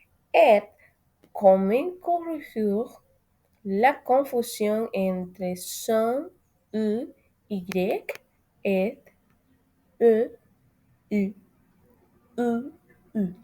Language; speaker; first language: French; non-native, learner; Spanish